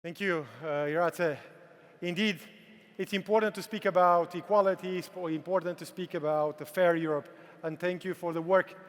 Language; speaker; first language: English; non-native, fluent; Romanian